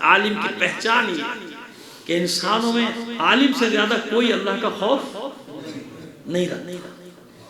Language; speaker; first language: Urdu; native; Urdu